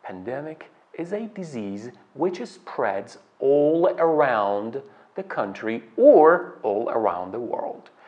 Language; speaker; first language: English; non-native, fluent; Persian